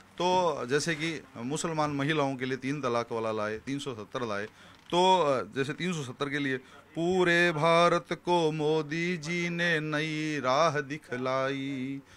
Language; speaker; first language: Hindi; native; Hindi